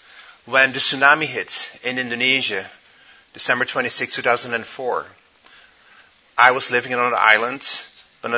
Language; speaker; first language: English; non-native, fluent; Dutch